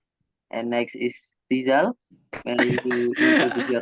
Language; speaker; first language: English; non-native, learner; Indonesian